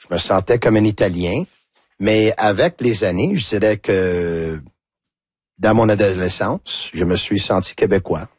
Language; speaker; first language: French; non-native, local second language; Italian